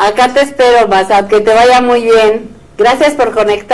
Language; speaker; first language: Spanish; native; Spanish